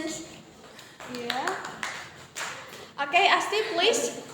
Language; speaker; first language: English; non-native, fluent; Indonesian